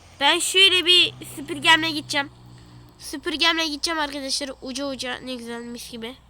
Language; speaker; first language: Turkish; native; Turkish